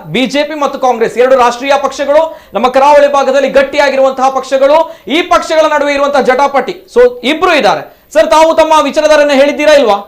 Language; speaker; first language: Kannada; non-native, local second language; Tulu